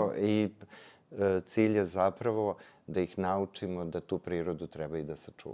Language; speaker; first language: Serbian; native; Serbian